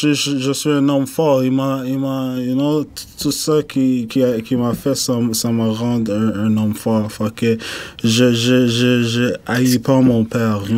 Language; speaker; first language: French; non-native, fluent; English